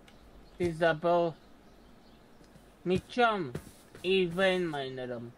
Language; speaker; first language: Russian; non-native, learner; Latvian